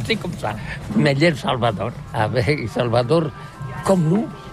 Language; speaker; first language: French; non-native, learner; Catalan